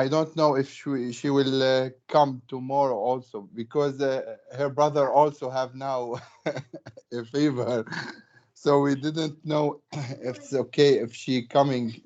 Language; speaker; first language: English; non-native, learner; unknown